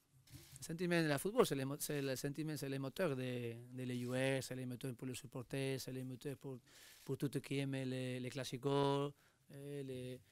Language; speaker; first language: French; non-native, learner; Spanish